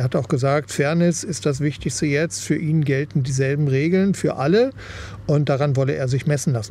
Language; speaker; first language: German; native; German